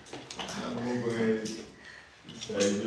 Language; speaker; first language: Italian; non-native, learner; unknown